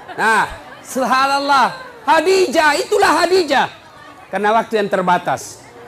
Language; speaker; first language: Indonesian; non-native, local second language; Buginese